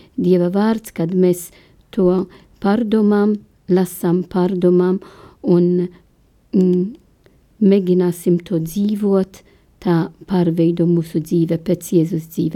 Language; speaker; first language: Latvian; non-native, learner; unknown